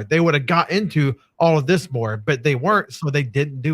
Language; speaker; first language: English; native; English